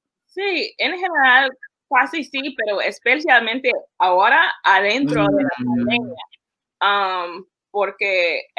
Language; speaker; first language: Spanish; early bilingual, heritage; English